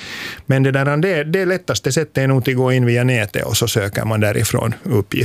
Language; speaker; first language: Swedish; native; Swedish